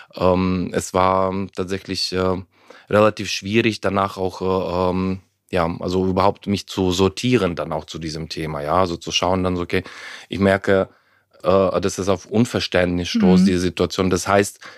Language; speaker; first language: German; non-native, fluent; Ukrainian